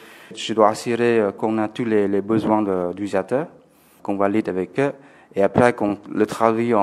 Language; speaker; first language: French; non-native, fluent; Khmer